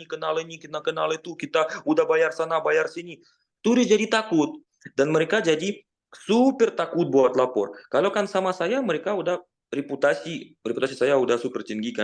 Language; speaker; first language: Indonesian; non-native, fluent; Russian